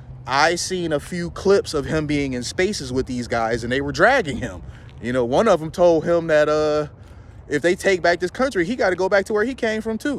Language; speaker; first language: English; native; English